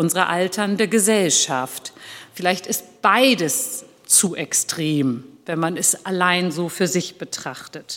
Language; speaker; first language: German; early bilingual, other home language; Turkish